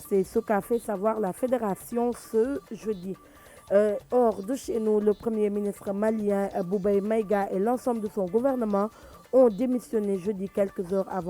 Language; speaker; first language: French; non-native, local second language; Wolof